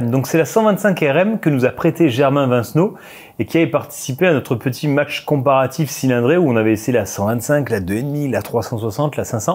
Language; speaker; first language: French; native; French